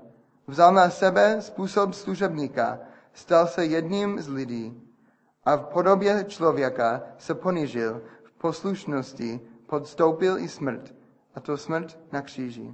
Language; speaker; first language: Czech; non-native, fluent; English